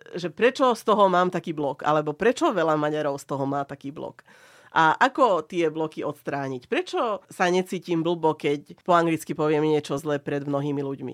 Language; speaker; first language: Slovak; non-native, local second language; Hungarian